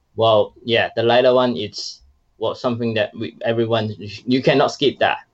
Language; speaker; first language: English; non-native, fluent; Chinese